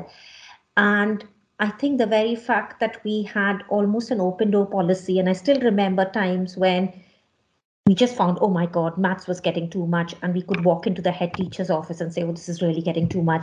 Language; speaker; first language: English; non-native, local second language; Hindi